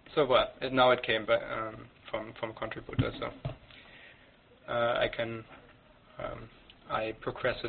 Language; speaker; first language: English; non-native, fluent; German